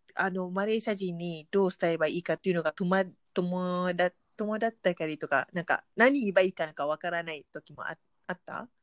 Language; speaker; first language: Japanese; non-native, fluent; Malay